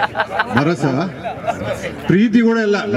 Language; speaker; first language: Kannada; non-native, learner; Tamil